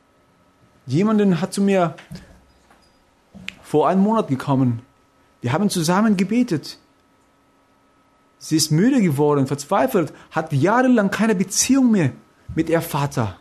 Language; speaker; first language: German; non-native, fluent; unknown